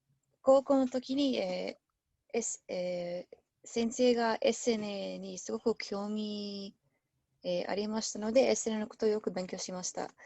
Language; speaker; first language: Japanese; non-native, learner; English